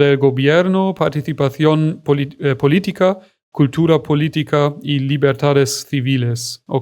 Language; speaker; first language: Spanish; non-native, fluent; German